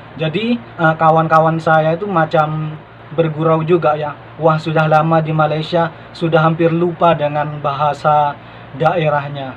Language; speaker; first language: Indonesian; non-native, local second language; Madurese